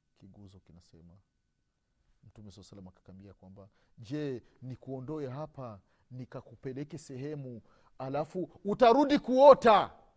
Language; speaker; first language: Swahili; native; Swahili